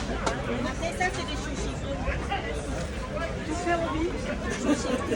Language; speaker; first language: French; non-native, learner; Thai